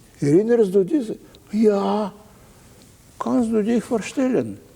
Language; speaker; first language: German; non-native, fluent; Russian